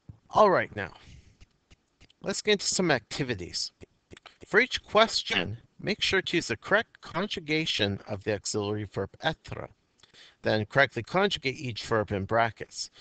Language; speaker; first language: English; native; English